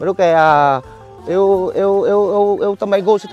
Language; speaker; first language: Portuguese; non-native, learner; Vietnamese